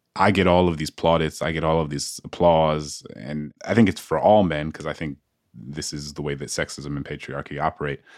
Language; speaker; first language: English; native; English